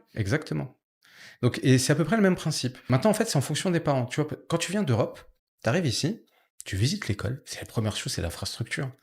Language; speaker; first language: French; native; French